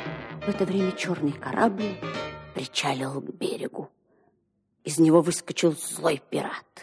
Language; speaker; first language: Russian; native; Russian